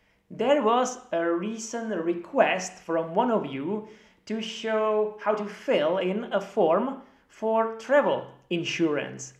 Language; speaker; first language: English; non-native, fluent; Czech